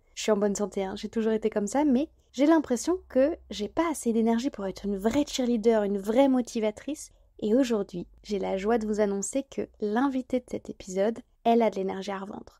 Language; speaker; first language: French; native; French